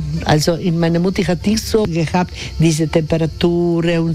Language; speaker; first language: German; non-native, learner; Croatian